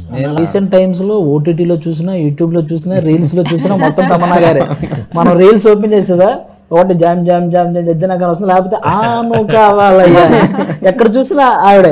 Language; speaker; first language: Telugu; native; Telugu